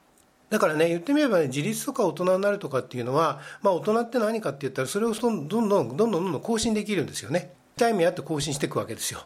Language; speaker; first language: Japanese; native; Japanese